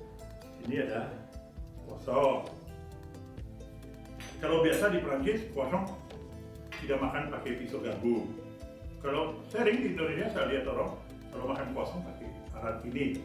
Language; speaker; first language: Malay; non-native, fluent; French